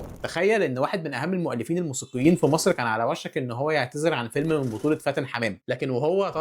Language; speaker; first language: Arabic; native; Arabic